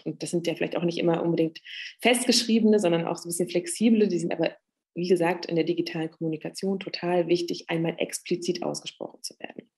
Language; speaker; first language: German; native; German